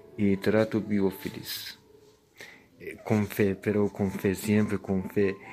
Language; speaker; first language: Spanish; non-native, learner; Persian